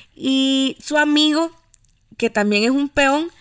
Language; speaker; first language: Spanish; native; Spanish